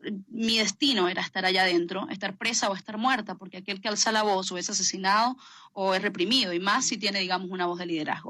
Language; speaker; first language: Spanish; native; Spanish